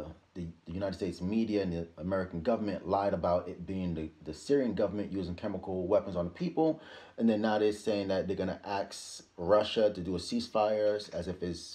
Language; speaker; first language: English; native; English